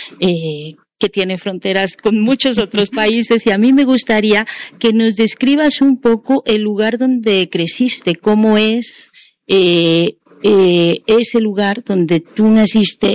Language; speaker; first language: Spanish; native; Spanish